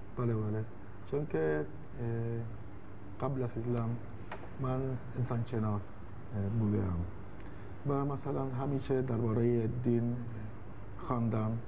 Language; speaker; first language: Persian; non-native, learner; Spanish